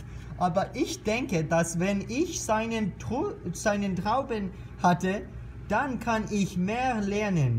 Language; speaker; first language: German; non-native, learner; English